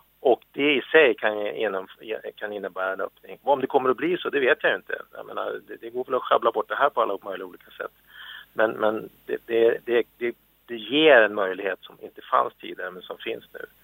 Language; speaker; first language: Swedish; native; Swedish